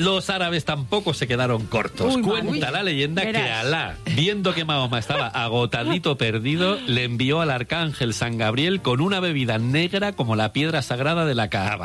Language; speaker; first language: Spanish; native; Spanish